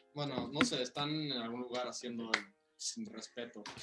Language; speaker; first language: Spanish; early bilingual, heritage; Spanish